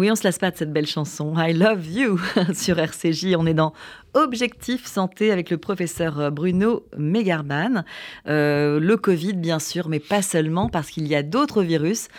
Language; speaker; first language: French; native; French